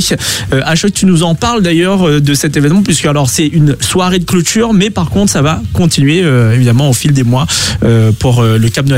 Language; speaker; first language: French; native; French